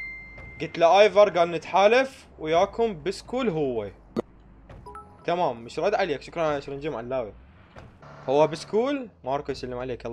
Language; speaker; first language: Arabic; native; Arabic